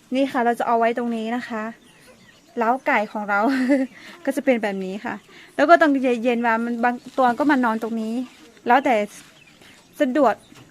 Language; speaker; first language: Thai; non-native, local second language; S'gaw Karen